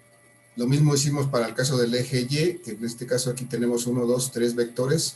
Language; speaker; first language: Spanish; native; Spanish